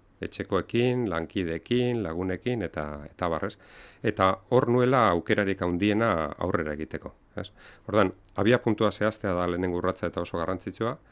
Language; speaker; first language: Basque; non-native, local second language; Spanish